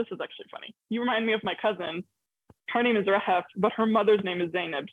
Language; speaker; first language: English; early bilingual, other home language; Arabic